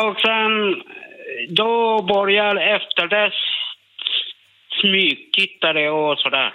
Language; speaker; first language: Swedish; non-native, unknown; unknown